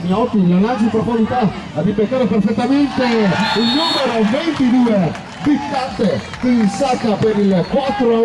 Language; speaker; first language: Italian; native; Italian